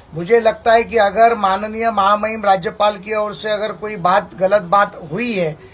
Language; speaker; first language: Hindi; non-native, local second language; Marathi